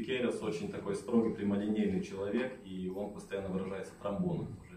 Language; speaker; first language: Russian; native; Russian